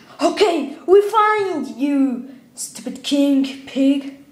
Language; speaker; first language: English; non-native, learner; Spanish